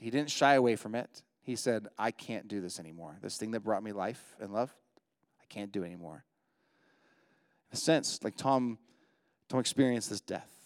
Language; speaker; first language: English; native; English